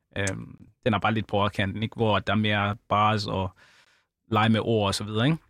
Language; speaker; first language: Danish; early bilingual, other home language; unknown